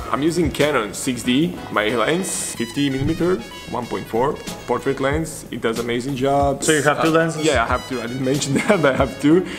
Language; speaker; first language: English; non-native, fluent; Serbian